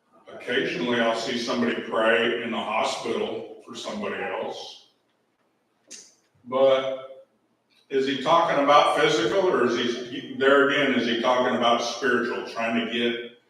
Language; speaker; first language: English; native; English